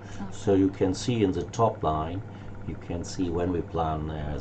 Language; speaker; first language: English; non-native, learner; German